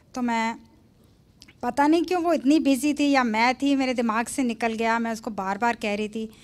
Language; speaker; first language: Hindi; native; Hindi